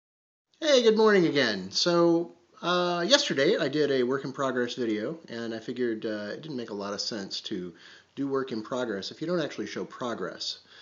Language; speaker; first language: English; native; English